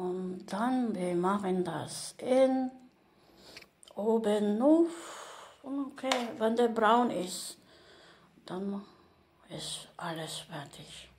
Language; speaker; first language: German; non-native, learner; Filipino